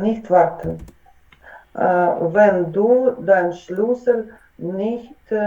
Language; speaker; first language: German; non-native, learner; Ukrainian